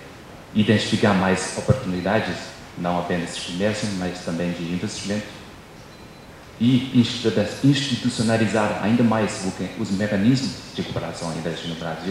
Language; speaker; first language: Portuguese; non-native, fluent; Chinese